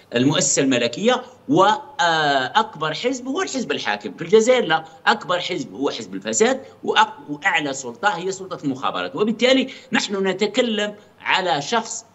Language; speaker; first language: Arabic; native; Arabic